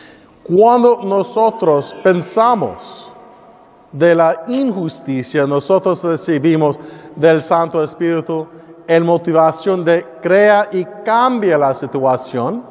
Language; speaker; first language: Spanish; non-native, learner; English